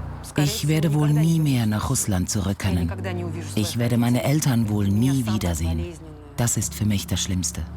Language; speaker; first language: German; non-native, fluent; Russian